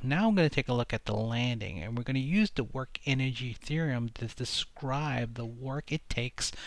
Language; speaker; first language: English; native; English